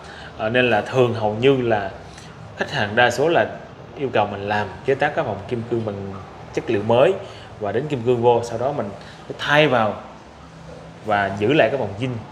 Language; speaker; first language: Vietnamese; native; Vietnamese